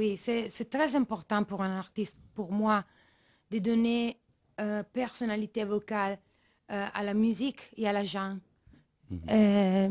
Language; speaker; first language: French; non-native, learner; Italian